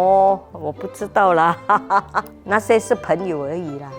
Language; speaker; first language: Chinese; native; Chinese